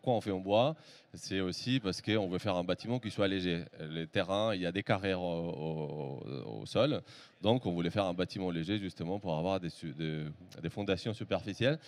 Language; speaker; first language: French; native; French